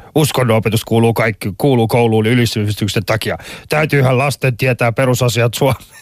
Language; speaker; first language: Finnish; non-native, fluent; Persian